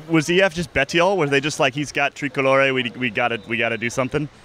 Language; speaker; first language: English; native; English